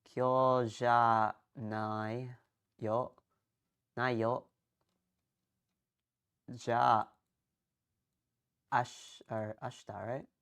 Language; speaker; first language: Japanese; non-native, learner; English